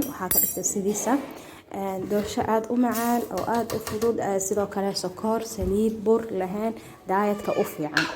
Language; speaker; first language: Somali; early bilingual, heritage; Somali